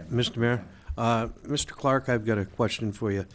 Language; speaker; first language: English; native; English